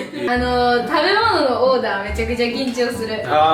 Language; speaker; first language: Japanese; native; Japanese